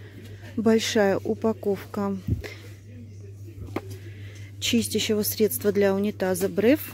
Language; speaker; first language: Russian; native; Russian